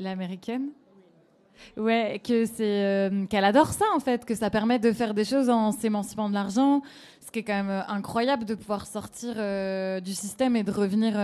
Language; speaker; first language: French; native; French